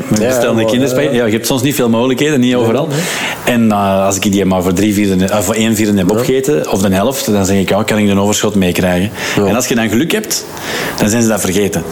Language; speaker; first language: Dutch; native; Dutch